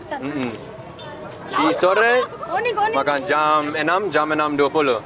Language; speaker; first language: Indonesian; non-native, learner; English